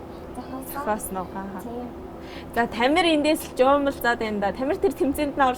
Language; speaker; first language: Mongolian; native; Mongolian